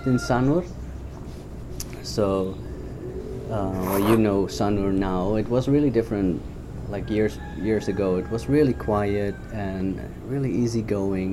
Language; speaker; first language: English; non-native, fluent; Dutch